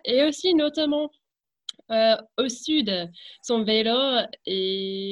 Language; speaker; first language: French; non-native, fluent; English